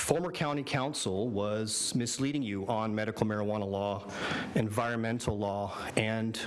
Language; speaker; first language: English; native; English